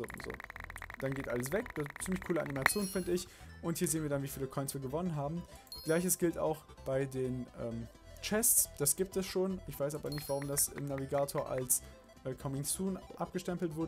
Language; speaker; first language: German; native; German